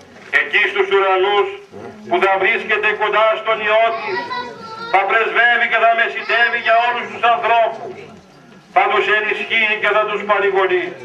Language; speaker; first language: Greek; native; Greek